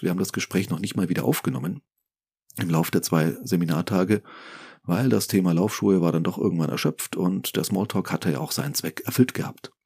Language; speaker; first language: German; native; German